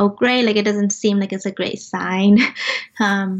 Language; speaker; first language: English; non-native, fluent; Vietnamese